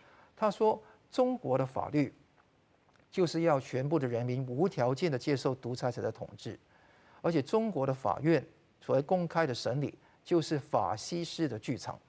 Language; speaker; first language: Chinese; non-native, local second language; Cantonese